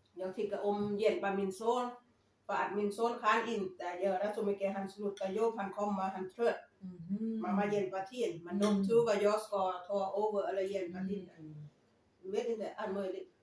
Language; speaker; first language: Swedish; non-native, learner; Thai